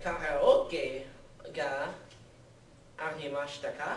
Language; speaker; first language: Japanese; non-native, learner; English